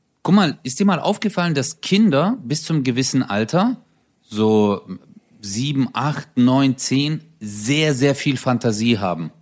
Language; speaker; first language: German; early bilingual, other home language; Turkish